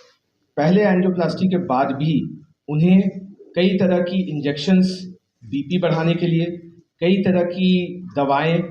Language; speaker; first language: Hindi; native; Hindi